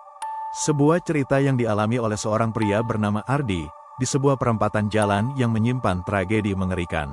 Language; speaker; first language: Indonesian; native; Indonesian